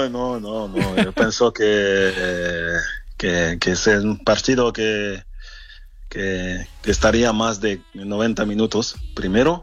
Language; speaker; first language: Spanish; non-native, learner; French